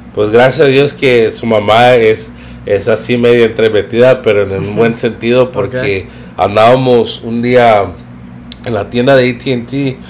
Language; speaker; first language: Spanish; early bilingual, heritage; Spanish